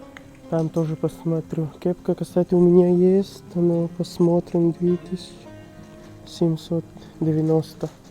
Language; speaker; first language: Russian; non-native, learner; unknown